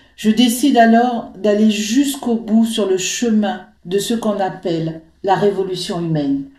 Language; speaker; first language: French; native; French